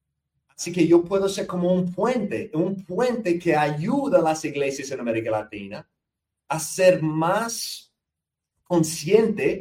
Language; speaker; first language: Spanish; non-native, fluent; English